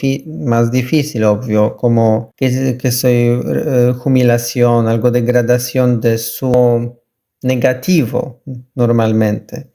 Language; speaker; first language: Spanish; non-native, learner; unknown